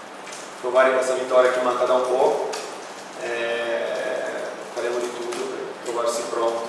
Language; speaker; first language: Italian; non-native, fluent; Portuguese